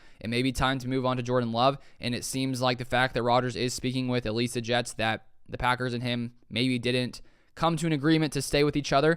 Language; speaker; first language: English; native; English